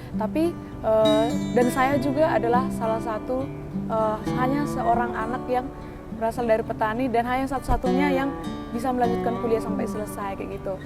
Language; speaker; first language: Indonesian; non-native, local second language; Batak Toba